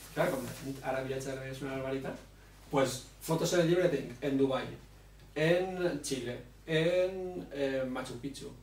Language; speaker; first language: Spanish; non-native, local second language; Catalan